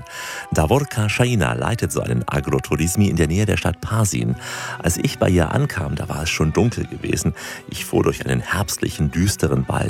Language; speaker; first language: German; native; German